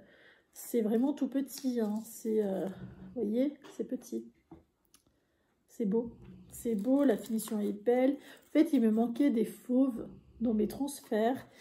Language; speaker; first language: French; native; French